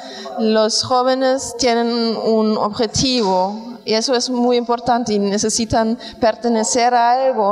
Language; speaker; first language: Spanish; non-native, fluent; German